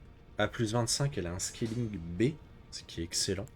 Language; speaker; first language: French; native; French